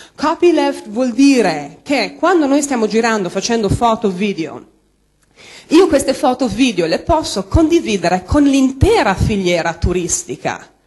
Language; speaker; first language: Italian; non-native, fluent; English